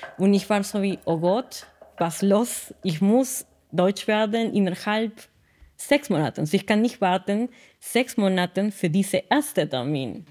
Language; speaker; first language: German; non-native, fluent; Russian